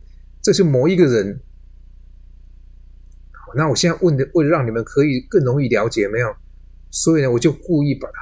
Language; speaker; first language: Chinese; native; Chinese